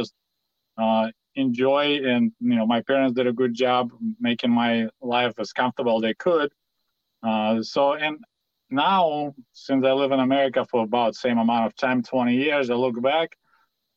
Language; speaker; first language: English; non-native, fluent; Russian